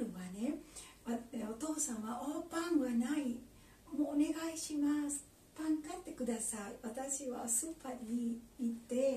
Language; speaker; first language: Japanese; non-native, learner; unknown